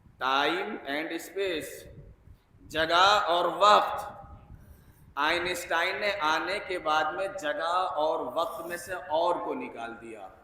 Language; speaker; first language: Urdu; native; Urdu